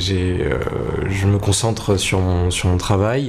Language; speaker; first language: French; native; French